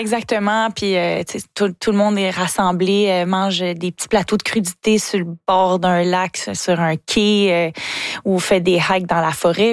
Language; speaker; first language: French; native; French